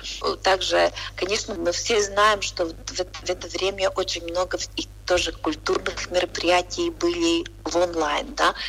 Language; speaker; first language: Russian; non-native, local second language; Latvian